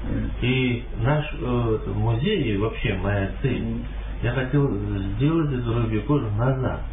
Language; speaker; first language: Russian; non-native, fluent; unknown